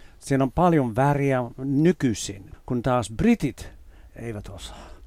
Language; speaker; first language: Finnish; non-native, fluent; English